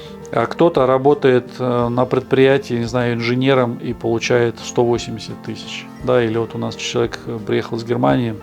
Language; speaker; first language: Russian; native; Russian